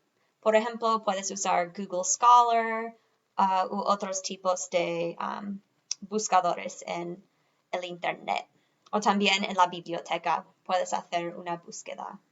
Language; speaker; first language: Spanish; non-native, fluent; English